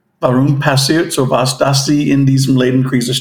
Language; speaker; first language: German; non-native, fluent; English